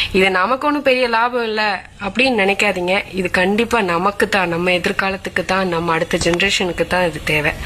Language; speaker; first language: Tamil; non-native, local second language; Malayalam